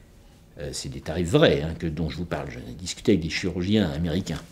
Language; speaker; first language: French; native; French